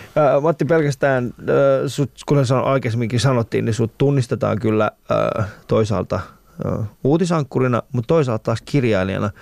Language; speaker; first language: Finnish; early bilingual, other home language; Persian